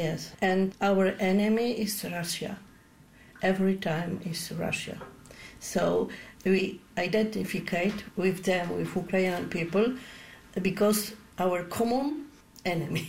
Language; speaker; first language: English; non-native, learner; Polish